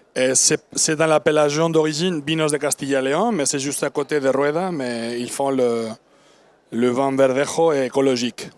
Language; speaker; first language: French; non-native, learner; Spanish